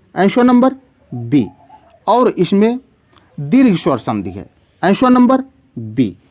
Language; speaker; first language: Hindi; native; Hindi